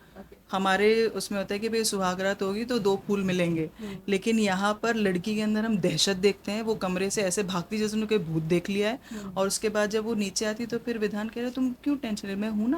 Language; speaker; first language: Hindi; native; Hindi